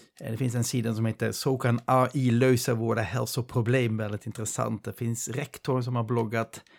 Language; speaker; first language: Swedish; non-native, fluent; Dutch